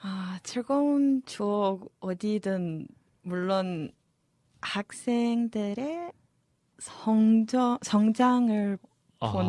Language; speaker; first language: Korean; non-native, fluent; Serbian